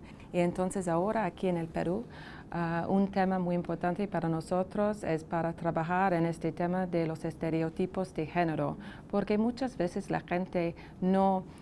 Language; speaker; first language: Spanish; non-native, fluent; English